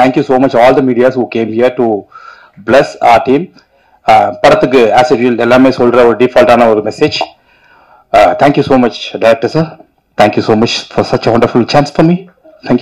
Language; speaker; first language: Tamil; native; Tamil